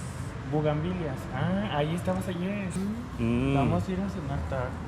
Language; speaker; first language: Spanish; native; Spanish